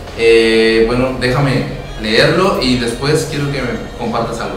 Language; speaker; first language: Spanish; native; Spanish